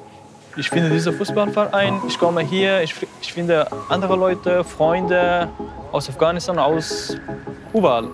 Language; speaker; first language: German; non-native, learner; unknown